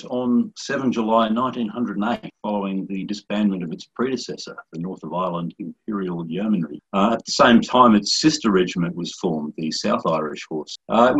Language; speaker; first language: English; native; English